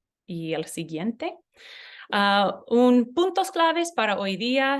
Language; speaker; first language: Spanish; non-native, learner; English